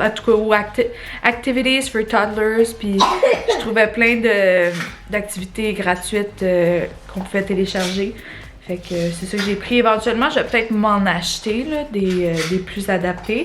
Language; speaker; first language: French; native; French